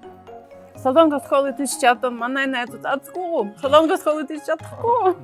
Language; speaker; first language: Mongolian; non-native, learner; Russian